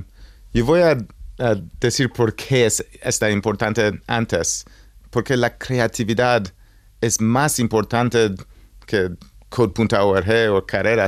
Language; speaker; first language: Spanish; non-native, learner; English